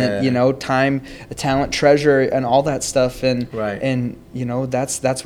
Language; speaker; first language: English; native; English